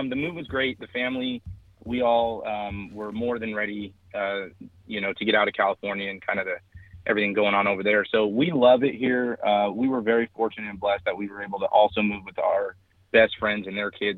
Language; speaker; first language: English; native; English